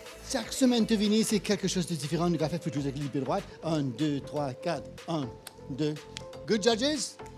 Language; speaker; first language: French; non-native, local second language; Morisyen